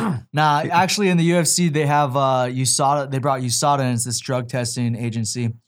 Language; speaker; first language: English; native; English